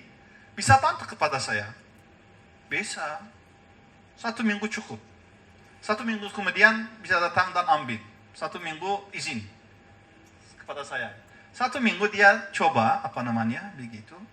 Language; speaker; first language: Indonesian; non-native, learner; Turkish